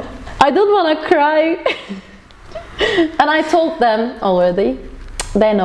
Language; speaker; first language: English; non-native, learner; Turkish